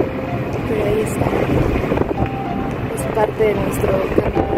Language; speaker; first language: Spanish; native; Spanish